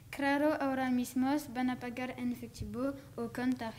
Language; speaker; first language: Spanish; non-native, learner; French